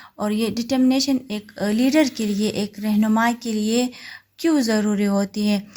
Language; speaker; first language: Urdu; non-native, local second language; Pashto